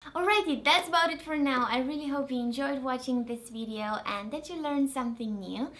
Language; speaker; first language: English; non-native, fluent; Romanian